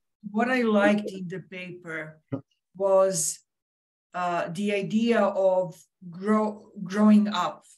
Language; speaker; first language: English; non-native, fluent; Serbian